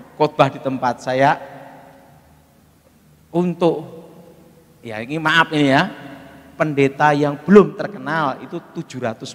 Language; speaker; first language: Indonesian; native; Indonesian